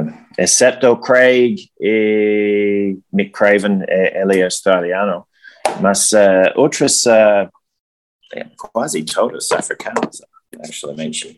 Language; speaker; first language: Portuguese; non-native, learner; English